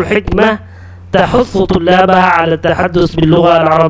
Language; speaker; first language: Arabic; non-native, fluent; Urdu